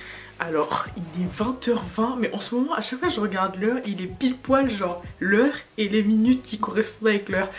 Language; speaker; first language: French; native; French